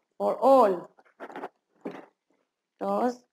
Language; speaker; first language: English; non-native, fluent; Arabic